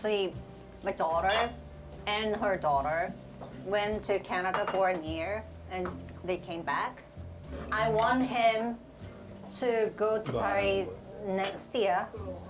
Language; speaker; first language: English; non-native, fluent; Korean